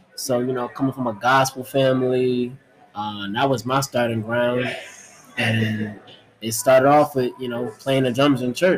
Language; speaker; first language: English; native; English